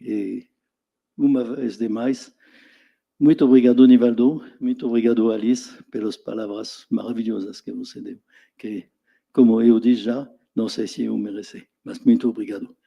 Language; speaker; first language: Portuguese; non-native, fluent; French